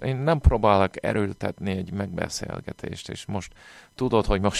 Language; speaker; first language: Hungarian; non-native, fluent; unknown